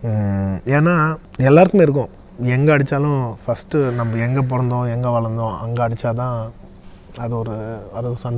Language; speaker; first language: Tamil; non-native, local second language; Telugu